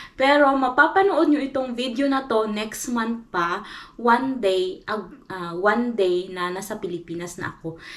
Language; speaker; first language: Filipino; non-native, local second language; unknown